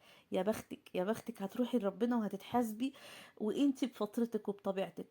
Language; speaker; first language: Arabic; native; Arabic